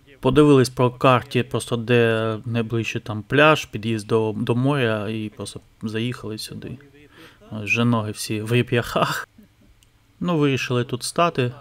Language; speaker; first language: Ukrainian; non-native, local second language; Russian